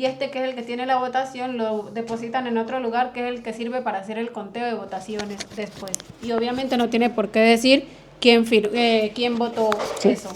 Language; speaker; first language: Spanish; native; Spanish